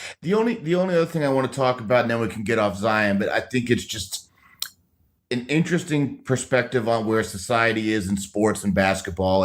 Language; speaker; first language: English; native; English